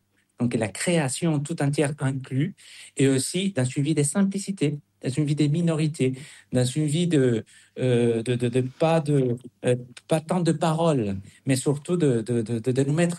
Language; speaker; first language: French; non-native, fluent; Spanish